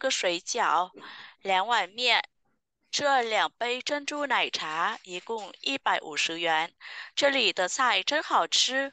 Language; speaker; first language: Chinese; non-native, fluent; Vietnamese